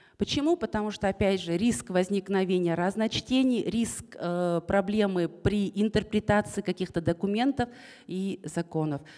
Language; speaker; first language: Russian; non-native, local second language; Kazakh